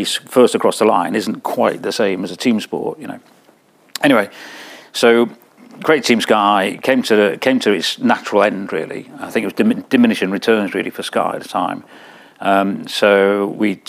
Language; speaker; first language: English; native; English